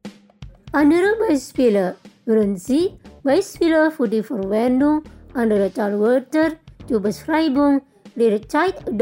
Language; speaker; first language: German; non-native, fluent; Indonesian